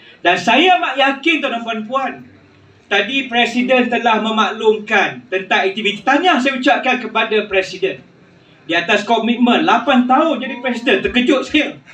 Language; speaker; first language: Malay; native; Malay